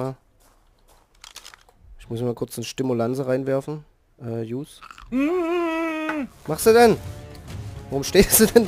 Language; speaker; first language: German; native; German